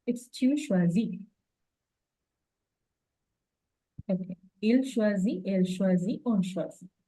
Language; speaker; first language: French; non-native, fluent; English